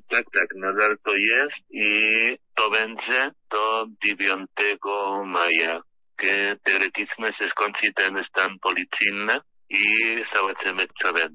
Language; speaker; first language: Polish; non-native, learner; Spanish